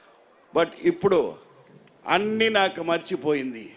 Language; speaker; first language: Telugu; non-native, learner; Tamil